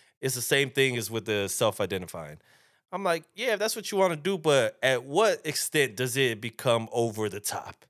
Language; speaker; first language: English; native; English